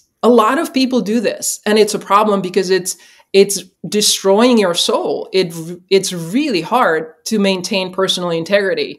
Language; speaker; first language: English; non-native, fluent; Czech